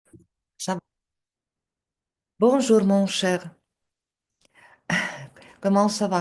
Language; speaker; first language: French; non-native, fluent; Russian